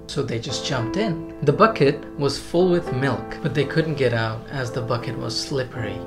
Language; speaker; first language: English; non-native, local second language; Bangla